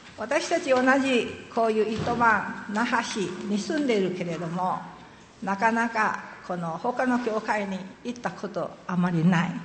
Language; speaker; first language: Japanese; non-native, fluent; Min Nan Chinese